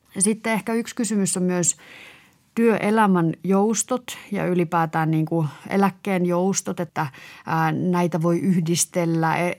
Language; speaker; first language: Finnish; native; Finnish